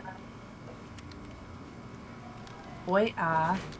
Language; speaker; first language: Spanish; non-native, learner; English